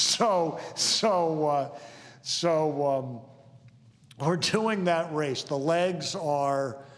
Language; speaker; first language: English; native; English